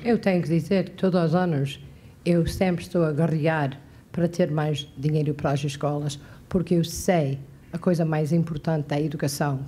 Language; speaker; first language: Portuguese; early bilingual, heritage; Portuguese